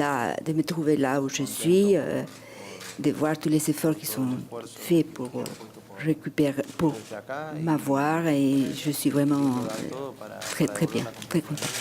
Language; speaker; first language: French; non-native, learner; Spanish